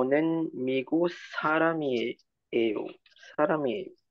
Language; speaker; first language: Korean; non-native, learner; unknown